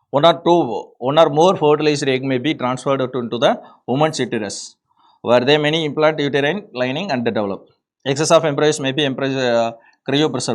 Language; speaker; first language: English; non-native, local second language; Tamil